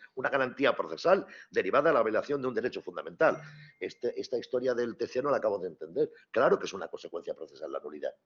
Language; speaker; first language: Spanish; native; Spanish